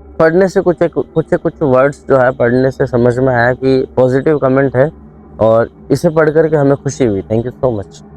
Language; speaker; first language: Hindi; native; Hindi